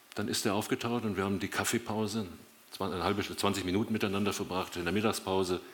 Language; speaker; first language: German; native; German